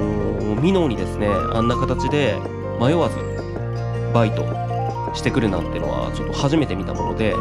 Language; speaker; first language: Japanese; native; Japanese